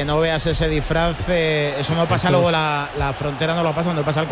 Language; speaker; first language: Spanish; native; Spanish